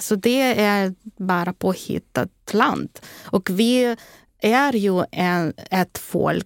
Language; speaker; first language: Swedish; non-native, fluent; Ukrainian